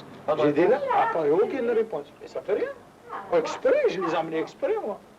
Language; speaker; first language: French; native; French